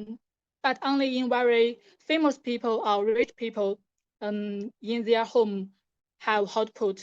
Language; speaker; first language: English; non-native, learner; Chinese